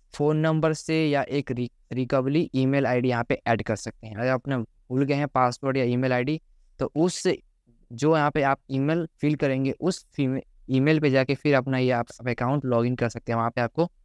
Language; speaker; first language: Hindi; native; Hindi